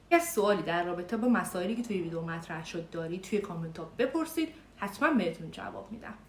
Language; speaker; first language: Persian; native; Persian